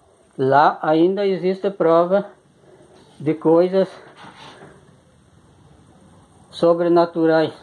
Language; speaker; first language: Portuguese; native; Portuguese